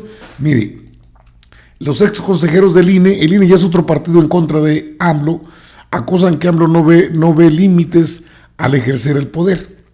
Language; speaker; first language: Spanish; native; Spanish